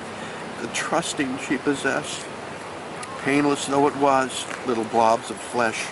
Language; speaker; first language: English; native; English